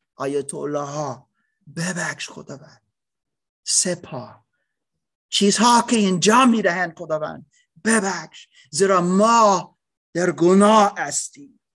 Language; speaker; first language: Persian; non-native, learner; English